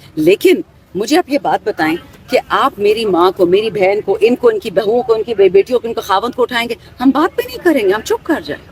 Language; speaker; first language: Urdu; non-native, local second language; Pashto